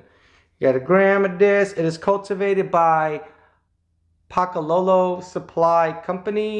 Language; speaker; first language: English; native; English